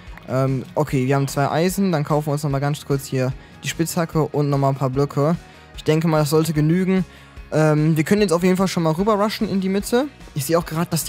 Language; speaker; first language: German; native; German